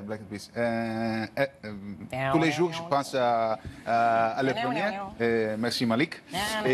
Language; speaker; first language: French; non-native, learner; Italian